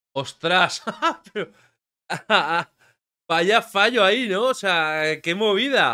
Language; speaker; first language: Spanish; native; Spanish